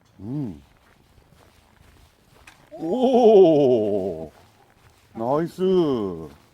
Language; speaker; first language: Japanese; non-native, fluent; Korean